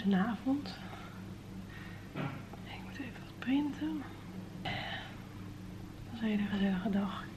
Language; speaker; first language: Dutch; native; Dutch